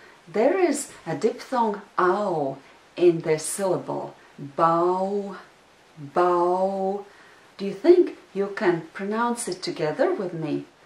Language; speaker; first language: English; non-native, fluent; Latvian